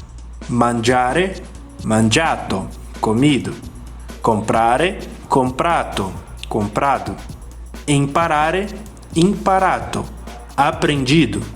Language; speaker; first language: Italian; non-native, fluent; Portuguese